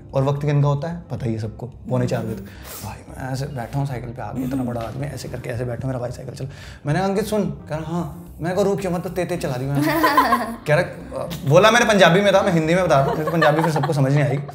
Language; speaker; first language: Hindi; native; Hindi